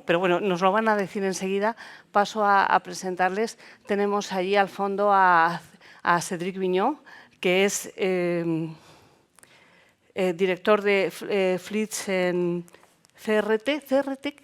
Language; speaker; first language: Spanish; native; Spanish